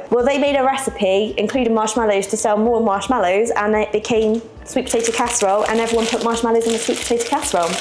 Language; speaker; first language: English; native; English